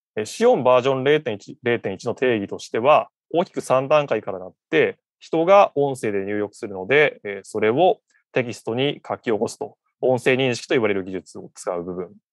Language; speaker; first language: Japanese; native; Japanese